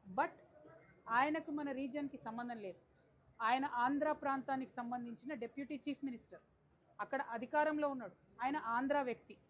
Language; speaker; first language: Telugu; native; Telugu